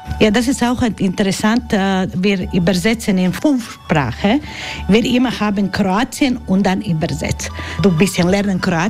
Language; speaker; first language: German; non-native, learner; Croatian